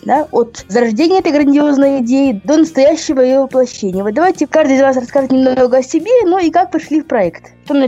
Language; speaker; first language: Russian; native; Russian